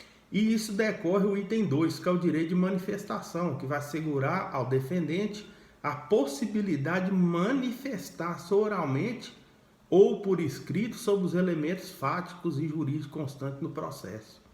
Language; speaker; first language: Portuguese; native; Portuguese